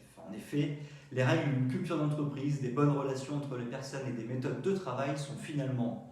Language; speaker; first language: French; native; French